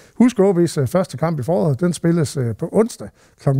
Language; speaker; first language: Danish; native; Danish